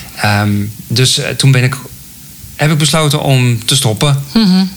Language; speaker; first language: Dutch; native; Dutch